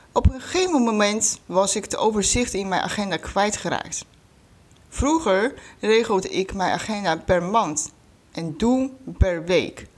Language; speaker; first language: Dutch; non-native, fluent; Chinese